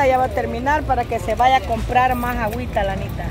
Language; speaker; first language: Spanish; native; Spanish